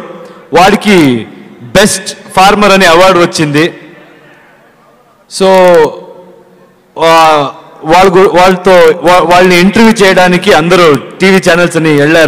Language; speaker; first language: Telugu; non-native, learner; Kannada